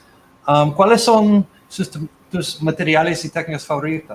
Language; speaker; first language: Spanish; non-native, fluent; English